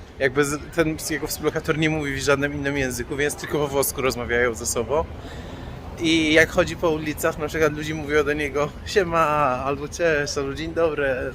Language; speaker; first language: Polish; non-native, fluent; Persian